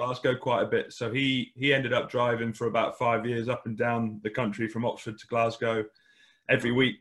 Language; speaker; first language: English; native; English